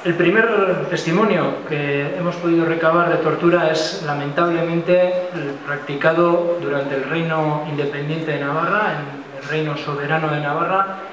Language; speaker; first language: Spanish; non-native, local second language; Basque